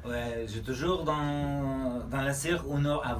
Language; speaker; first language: French; non-native, learner; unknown